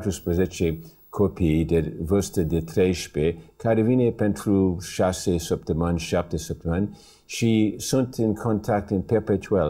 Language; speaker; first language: Romanian; early bilingual, heritage; English